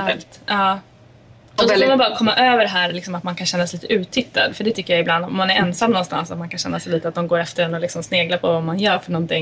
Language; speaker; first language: Swedish; native; Swedish